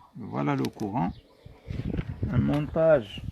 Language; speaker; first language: French; non-native, local second language; Arabic